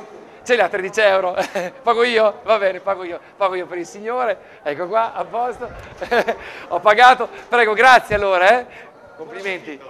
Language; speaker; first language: Italian; native; Italian